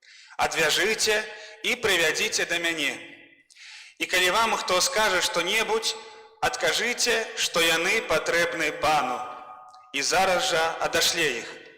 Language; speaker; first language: Belarusian; native; Belarusian